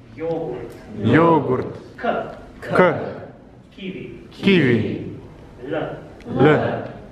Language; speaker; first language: English; native; English